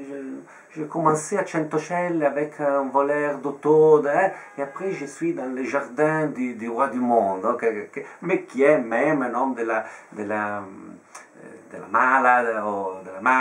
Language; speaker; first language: French; non-native, fluent; Italian